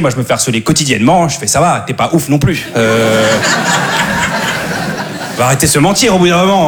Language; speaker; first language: French; native; French